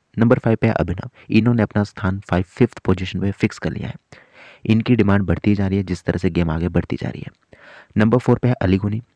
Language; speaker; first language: Hindi; native; Hindi